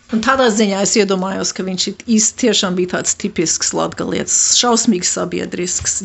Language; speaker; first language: Latvian; early bilingual, heritage; Latvian